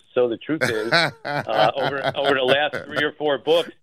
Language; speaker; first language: English; native; English